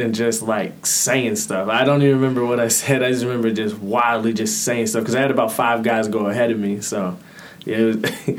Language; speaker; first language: English; native; English